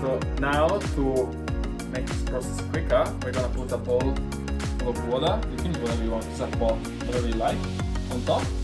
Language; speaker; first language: English; non-native, fluent; Italian